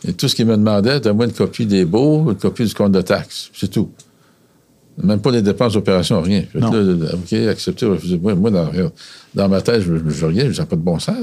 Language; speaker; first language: French; native; French